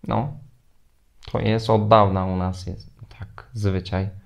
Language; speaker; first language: Polish; non-native, fluent; Turkish